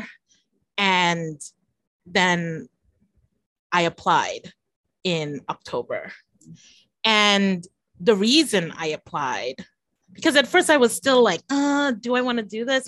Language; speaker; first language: English; native; English